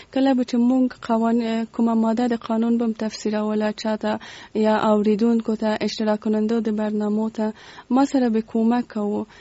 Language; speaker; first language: Pashto; non-native, local second language; Persian